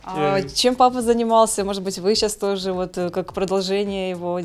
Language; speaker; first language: Russian; native; Russian